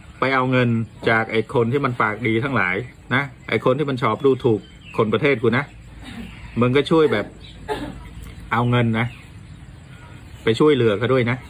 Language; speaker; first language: Thai; native; Thai